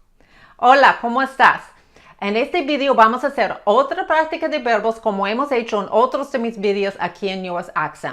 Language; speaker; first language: Spanish; non-native, fluent; English